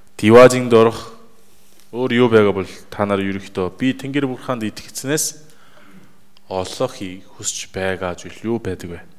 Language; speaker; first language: Mongolian; native; Mongolian